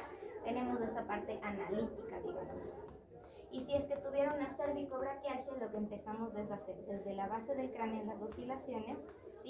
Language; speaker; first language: Spanish; native; Spanish